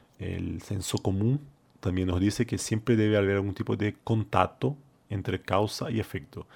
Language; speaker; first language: Spanish; non-native, fluent; Portuguese